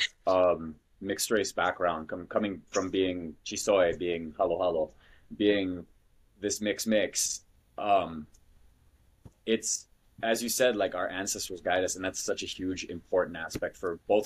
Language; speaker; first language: English; native; English